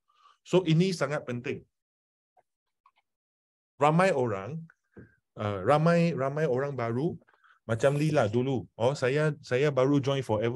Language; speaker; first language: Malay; non-native, local second language; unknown